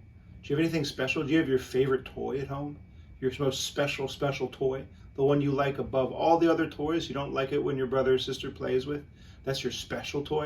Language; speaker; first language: English; native; English